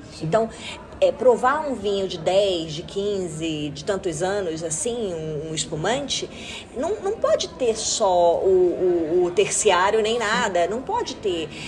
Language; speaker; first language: Portuguese; native; Portuguese